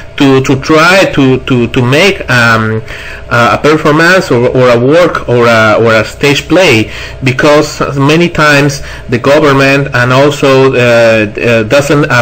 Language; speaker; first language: English; non-native, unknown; Spanish